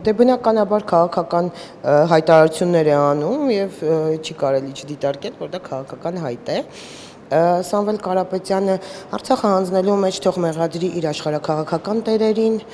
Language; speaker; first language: Armenian; native; Armenian